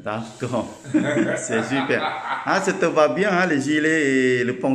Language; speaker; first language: French; non-native, learner; Thai